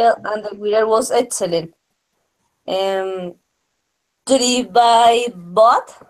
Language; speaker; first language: English; non-native, learner; Spanish